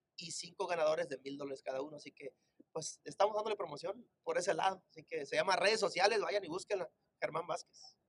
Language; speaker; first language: Spanish; native; Spanish